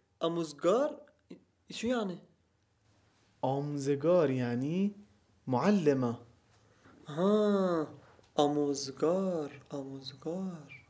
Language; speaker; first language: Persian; non-native, learner; Arabic